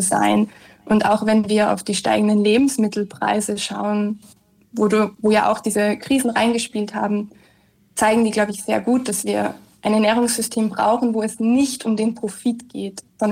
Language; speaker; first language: German; native; German